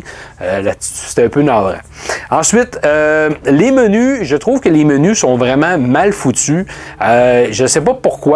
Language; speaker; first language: French; native; French